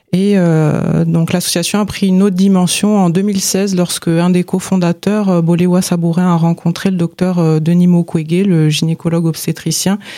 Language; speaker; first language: French; native; French